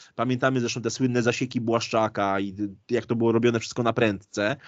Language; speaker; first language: Polish; native; Polish